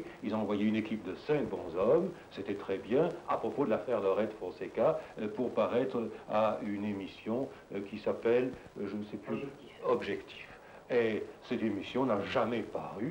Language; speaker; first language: French; native; French